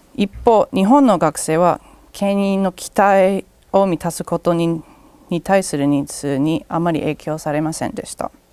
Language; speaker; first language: Japanese; non-native, learner; English